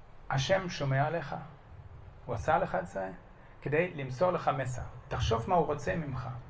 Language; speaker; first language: Hebrew; non-native, fluent; German